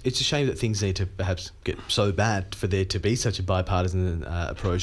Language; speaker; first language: English; non-native, local second language; Hindi